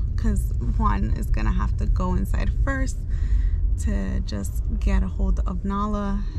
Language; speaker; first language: English; early bilingual, other home language; Spanish